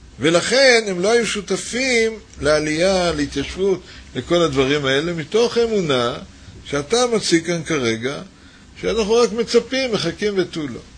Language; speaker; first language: Hebrew; native; Hebrew